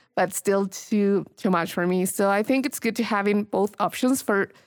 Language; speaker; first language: English; non-native, fluent; Spanish